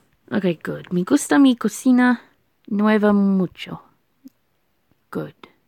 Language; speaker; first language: Spanish; non-native, learner; English